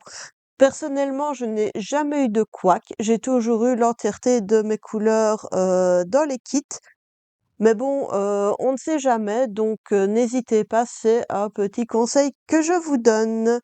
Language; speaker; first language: French; native; French